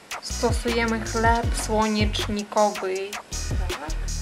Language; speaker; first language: Polish; non-native, fluent; Ukrainian